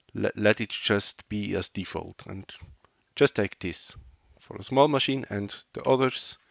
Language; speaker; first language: English; non-native, learner; Swiss German